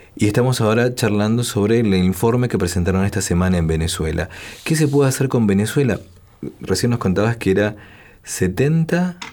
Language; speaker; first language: Spanish; native; Spanish